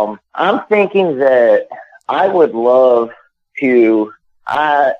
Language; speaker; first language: English; native; English